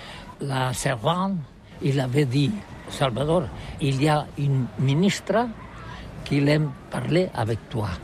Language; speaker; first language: French; non-native, learner; Catalan